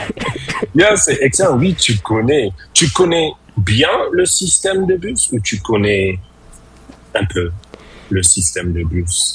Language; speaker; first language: French; non-native, fluent; English